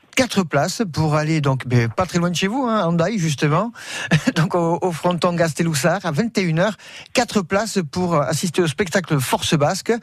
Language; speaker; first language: French; native; French